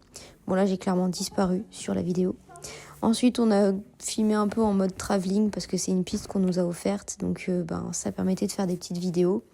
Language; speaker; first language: French; native; French